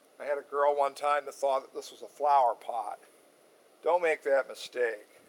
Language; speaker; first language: English; native; English